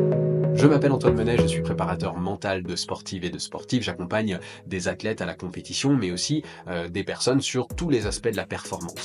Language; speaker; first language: French; native; French